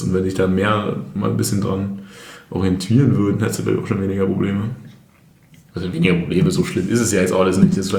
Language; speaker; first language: German; native; German